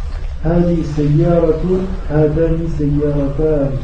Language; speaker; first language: Arabic; non-native, learner; French